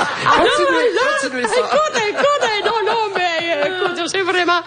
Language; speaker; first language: French; native; French